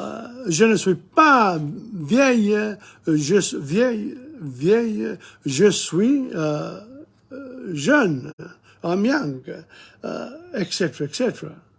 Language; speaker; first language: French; non-native, fluent; English